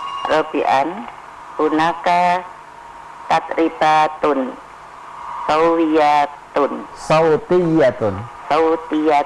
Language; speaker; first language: Arabic; non-native, learner; Indonesian